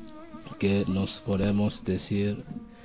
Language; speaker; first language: Spanish; non-native, learner; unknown